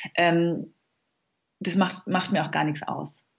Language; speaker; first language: German; native; German